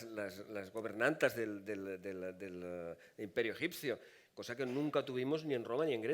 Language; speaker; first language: Spanish; native; Spanish